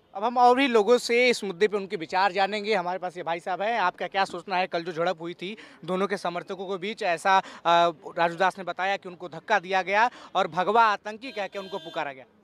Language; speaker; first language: Hindi; native; Hindi